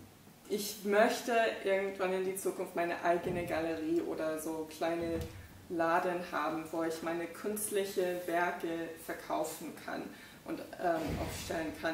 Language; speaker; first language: German; non-native, fluent; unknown